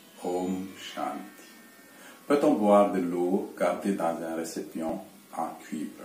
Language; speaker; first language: French; non-native, fluent; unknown